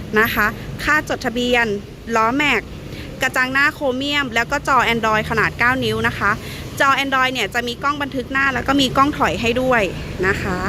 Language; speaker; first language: Thai; native; Thai